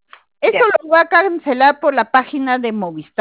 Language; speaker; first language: Spanish; native; Spanish